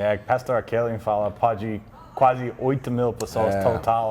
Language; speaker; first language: Portuguese; non-native, learner; English